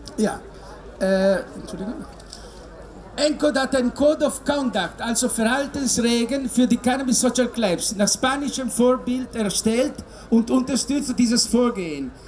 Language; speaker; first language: German; non-native, learner; Italian